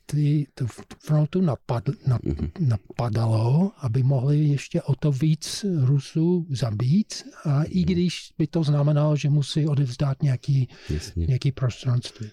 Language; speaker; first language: Czech; non-native, fluent; English